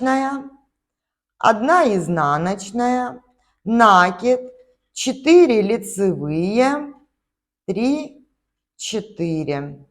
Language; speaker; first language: Russian; native; Russian